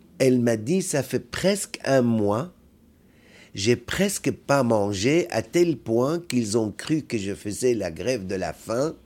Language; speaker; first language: French; non-native, fluent; Arabic